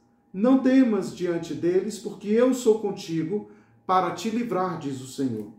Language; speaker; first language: Portuguese; native; Portuguese